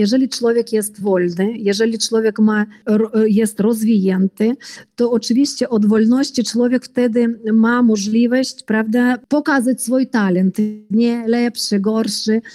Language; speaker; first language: Polish; early bilingual, heritage; Polish